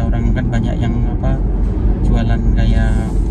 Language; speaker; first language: Indonesian; native; Indonesian